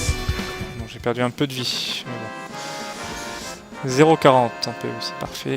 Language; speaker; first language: French; native; French